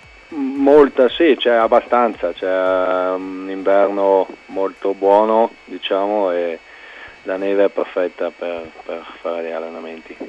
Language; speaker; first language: Italian; non-native, local second language; German